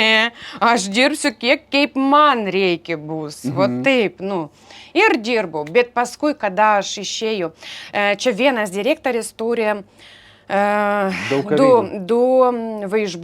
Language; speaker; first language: Lithuanian; non-native, learner; Ukrainian